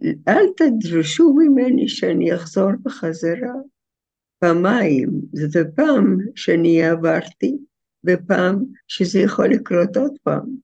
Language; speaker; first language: Hebrew; non-native, fluent; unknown